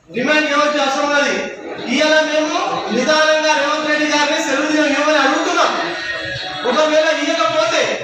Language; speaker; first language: Telugu; non-native, local second language; Lambadi